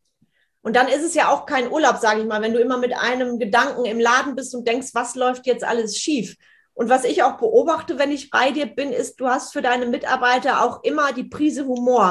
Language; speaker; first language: German; native; German